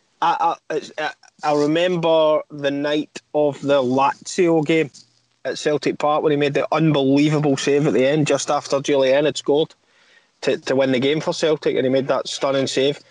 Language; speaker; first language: English; native; English